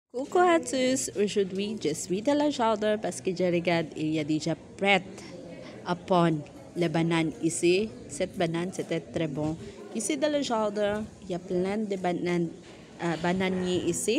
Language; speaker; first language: French; non-native, learner; Filipino